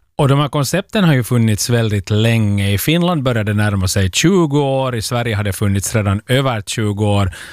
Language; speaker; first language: Swedish; native; Swedish